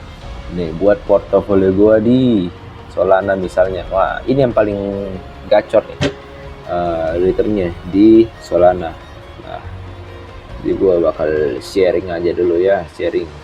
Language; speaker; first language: Indonesian; native; Indonesian